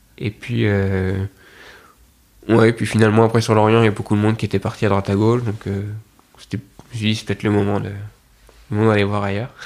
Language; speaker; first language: French; native; French